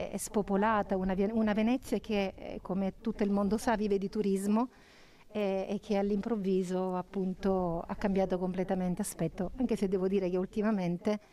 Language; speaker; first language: Italian; native; Italian